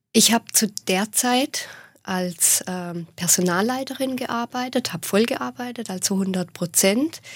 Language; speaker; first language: German; native; German